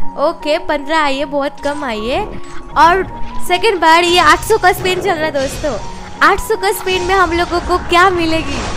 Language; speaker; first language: Hindi; non-native, local second language; Bangla